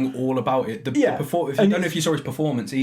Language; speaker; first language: English; native; English